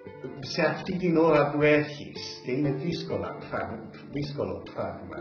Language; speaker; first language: Greek; early bilingual, heritage; English